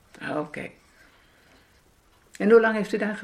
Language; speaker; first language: Dutch; native; Dutch